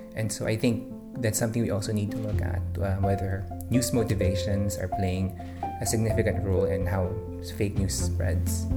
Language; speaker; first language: English; non-native, local second language; Filipino